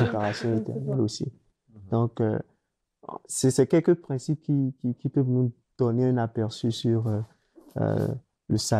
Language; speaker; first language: French; native; French